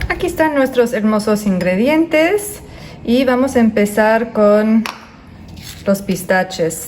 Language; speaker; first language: Spanish; non-native, fluent; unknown